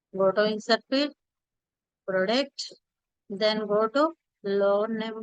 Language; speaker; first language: English; non-native, local second language; Telugu